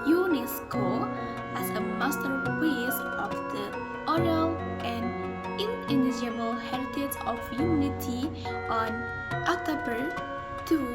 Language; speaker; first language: English; non-native, fluent; Indonesian